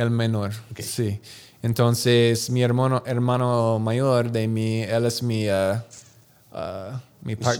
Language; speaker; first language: Spanish; non-native, learner; English